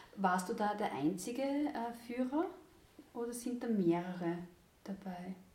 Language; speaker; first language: German; native; German